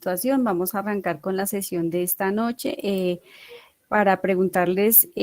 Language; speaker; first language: Spanish; native; Spanish